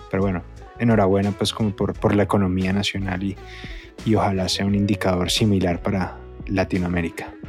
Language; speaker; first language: Spanish; native; Spanish